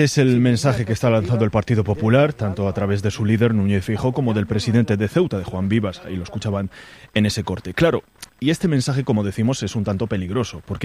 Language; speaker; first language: Spanish; native; Spanish